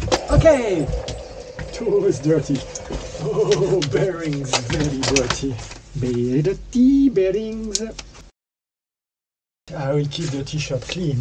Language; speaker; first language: English; non-native, fluent; French